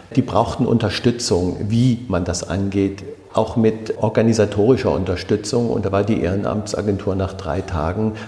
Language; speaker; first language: German; native; German